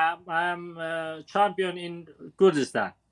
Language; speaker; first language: English; non-native, learner; Kurdish